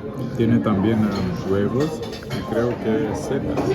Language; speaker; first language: Spanish; non-native, fluent; German